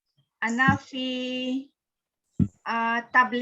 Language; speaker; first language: Arabic; non-native, learner; Malay